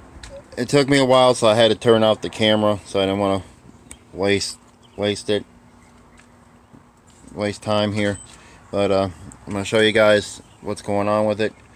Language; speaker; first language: English; native; English